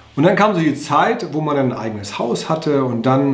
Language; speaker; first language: German; native; German